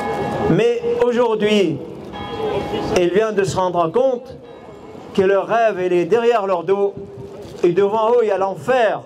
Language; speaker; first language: French; non-native, fluent; Arabic